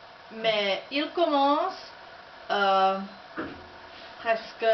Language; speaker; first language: French; non-native, learner; Czech